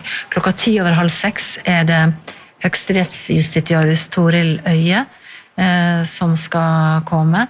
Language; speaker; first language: Norwegian; native; Norwegian